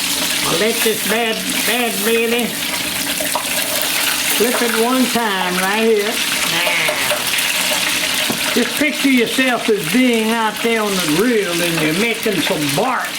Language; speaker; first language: English; native; English